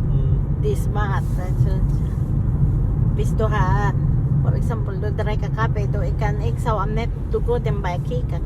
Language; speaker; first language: Danish; non-native, learner; Filipino